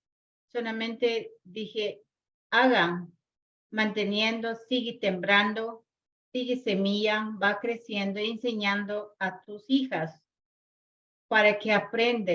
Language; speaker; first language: Spanish; non-native, local second language; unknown